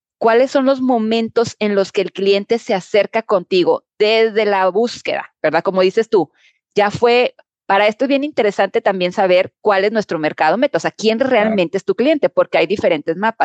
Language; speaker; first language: Spanish; native; Spanish